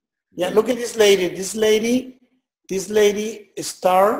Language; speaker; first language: English; non-native, learner; Spanish